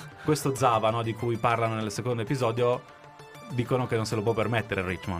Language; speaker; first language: Italian; native; Italian